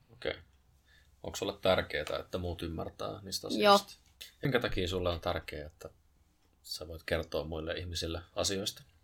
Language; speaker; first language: Finnish; native; Finnish